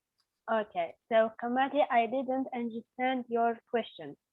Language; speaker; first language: English; non-native, learner; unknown